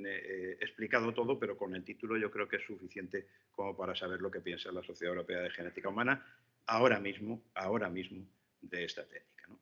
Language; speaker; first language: Spanish; native; Spanish